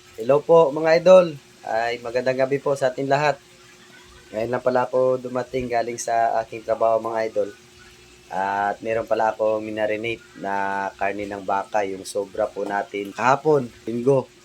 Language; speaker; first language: Filipino; non-native, local second language; Cebuano